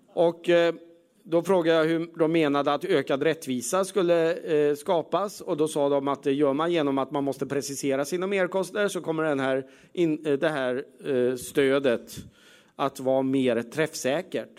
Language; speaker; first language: Swedish; native; Swedish